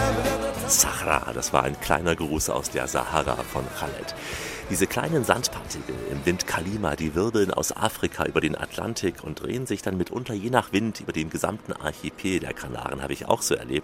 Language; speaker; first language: German; native; German